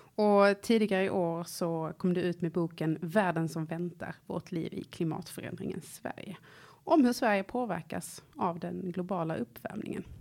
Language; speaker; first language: Swedish; native; Swedish